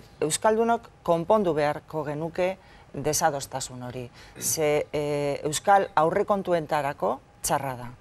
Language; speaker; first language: Basque; non-native, local second language; Spanish